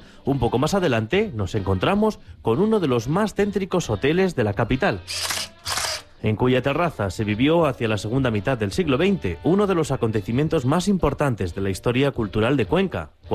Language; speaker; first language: Spanish; native; Spanish